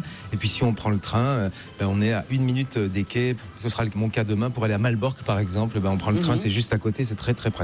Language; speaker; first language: French; native; French